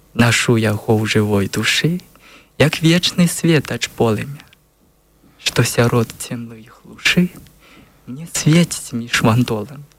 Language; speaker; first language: Belarusian; non-native, learner; Chinese